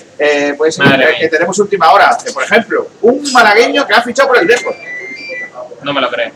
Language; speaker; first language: Spanish; native; Spanish